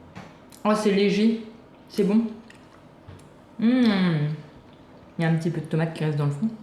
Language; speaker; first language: French; native; French